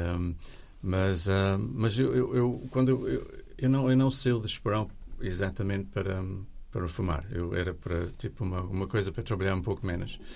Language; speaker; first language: Portuguese; non-native, fluent; English